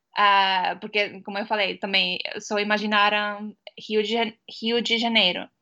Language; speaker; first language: Portuguese; non-native, fluent; Estonian